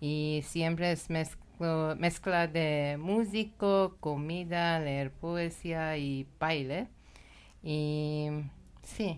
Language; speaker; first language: Spanish; non-native, learner; Persian